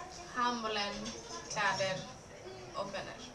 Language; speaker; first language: Swedish; early bilingual, other home language; Spanish